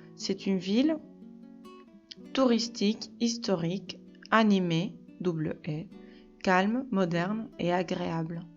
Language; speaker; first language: French; non-native, fluent; Spanish